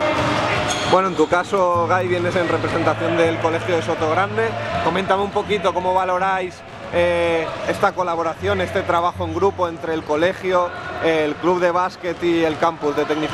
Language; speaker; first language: Spanish; native; Spanish